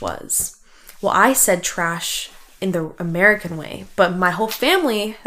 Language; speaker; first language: English; early bilingual, other home language; Russian